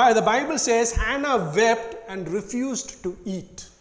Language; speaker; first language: English; non-native, local second language; Tamil